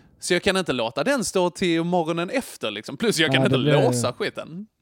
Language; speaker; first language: Swedish; native; Swedish